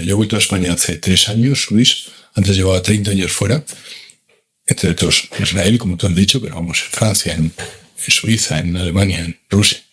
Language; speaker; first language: Spanish; native; Spanish